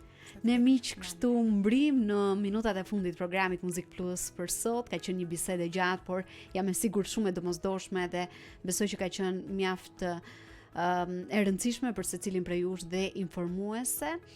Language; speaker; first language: Albanian; native; Albanian